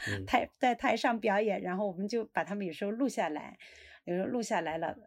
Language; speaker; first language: Chinese; native; Chinese